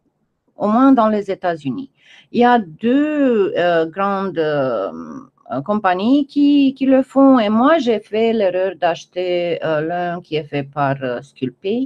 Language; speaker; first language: French; non-native, fluent; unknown